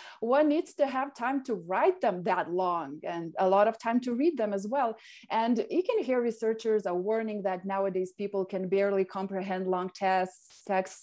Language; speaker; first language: English; non-native, fluent; Lithuanian